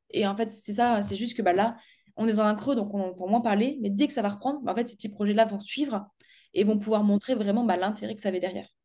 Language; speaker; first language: French; native; French